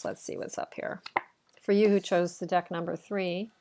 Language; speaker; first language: English; native; English